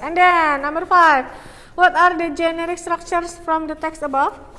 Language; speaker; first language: English; non-native, local second language; Indonesian